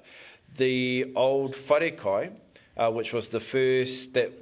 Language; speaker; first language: English; native; English